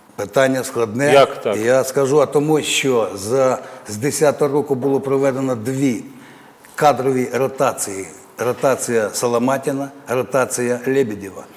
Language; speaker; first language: Ukrainian; native; Ukrainian